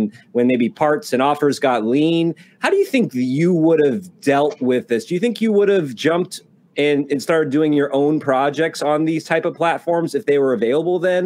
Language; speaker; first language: English; non-native, local second language; Filipino